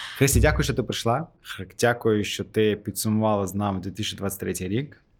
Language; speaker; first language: Ukrainian; non-native, fluent; Azerbaijani